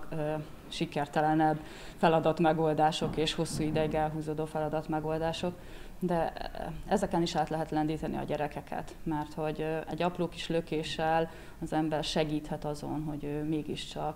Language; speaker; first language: Hungarian; native; Hungarian